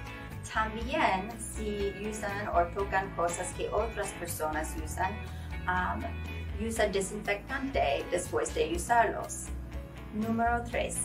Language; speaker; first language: Spanish; non-native, learner; English